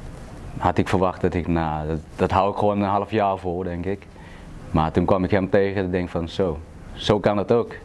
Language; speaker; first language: Dutch; non-native, fluent; Thai